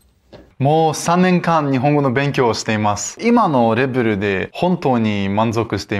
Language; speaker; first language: Japanese; non-native, learner; Russian